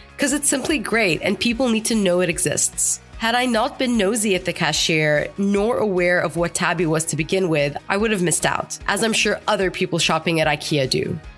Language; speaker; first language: English; non-native, fluent; Arabic